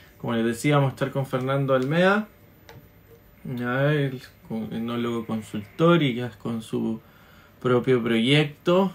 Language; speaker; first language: Spanish; native; Spanish